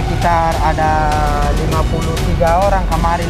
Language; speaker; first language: Indonesian; non-native, learner; Rohingya